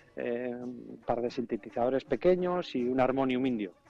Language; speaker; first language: Spanish; non-native, local second language; Basque